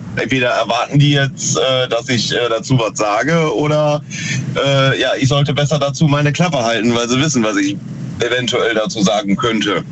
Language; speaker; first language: German; native; German